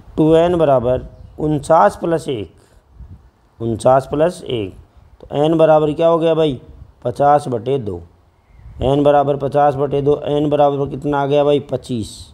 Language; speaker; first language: Hindi; native; Hindi